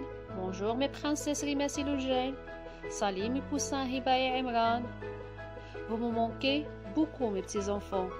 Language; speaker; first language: French; non-native, local second language; Arabic